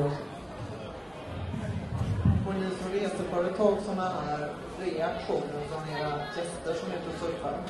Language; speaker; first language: Swedish; native; Swedish